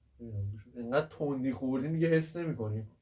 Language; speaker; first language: Persian; native; Persian